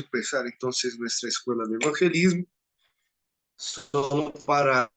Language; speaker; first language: Spanish; non-native, fluent; Portuguese